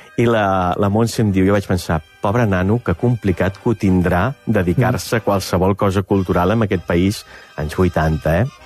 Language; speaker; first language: Catalan; native; Catalan